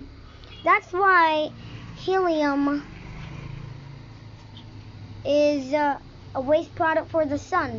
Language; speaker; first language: English; non-native, local second language; Filipino